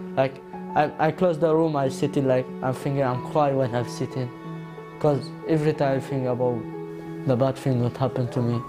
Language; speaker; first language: English; early bilingual, other home language; Arabic